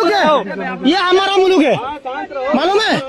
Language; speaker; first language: Hindi; non-native, learner; Bangla